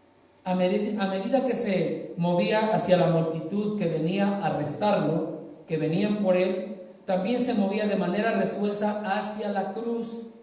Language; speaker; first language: Spanish; native; Spanish